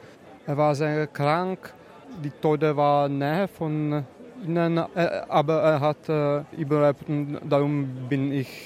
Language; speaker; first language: German; non-native, learner; Czech